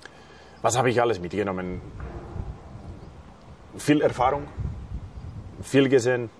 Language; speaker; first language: German; non-native, fluent; Slovak